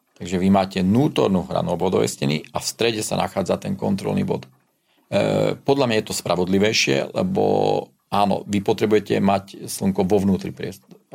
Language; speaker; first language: Slovak; non-native, local second language; Hungarian